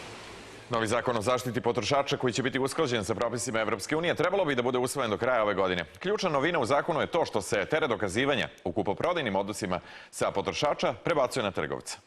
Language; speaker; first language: Serbian; native; Serbian